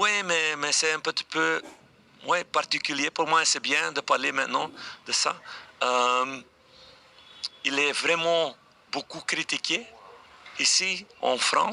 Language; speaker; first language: French; non-native, fluent; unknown